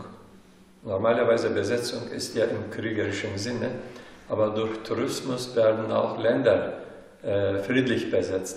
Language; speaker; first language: German; non-native, fluent; Turkish